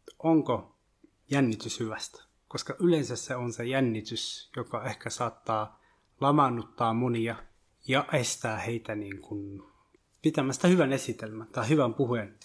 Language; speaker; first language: Finnish; early bilingual, other home language; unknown